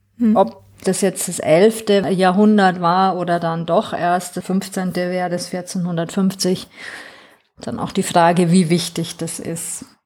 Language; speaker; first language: German; non-native, fluent; Greek